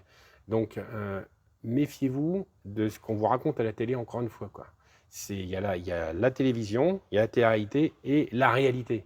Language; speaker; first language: French; native; French